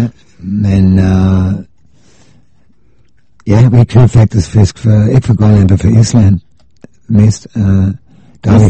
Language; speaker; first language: Danish; non-native, fluent; English